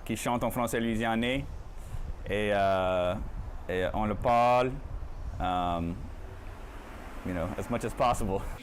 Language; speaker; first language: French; non-native, fluent; English